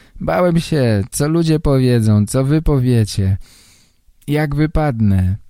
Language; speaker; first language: Polish; native; Polish